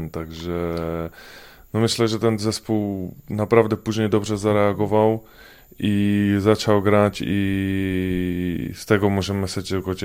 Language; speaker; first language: Polish; non-native, fluent; Czech